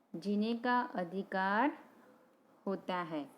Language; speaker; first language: Hindi; non-native, local second language; Gujarati